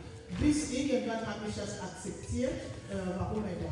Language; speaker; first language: German; non-native, fluent; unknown